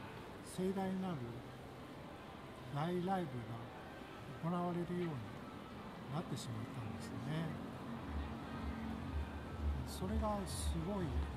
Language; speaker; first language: Japanese; native; Japanese